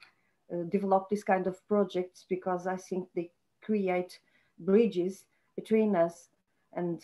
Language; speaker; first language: English; non-native, fluent; Portuguese